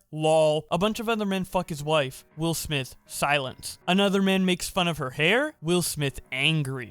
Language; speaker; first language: English; native; English